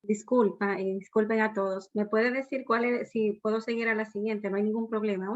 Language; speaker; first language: Spanish; native; Spanish